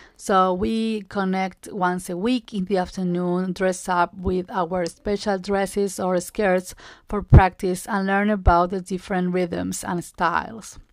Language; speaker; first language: English; non-native, fluent; Spanish